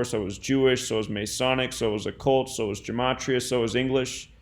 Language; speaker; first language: English; native; English